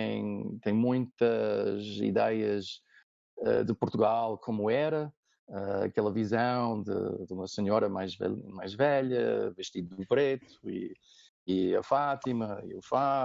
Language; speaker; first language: Portuguese; non-native, fluent; English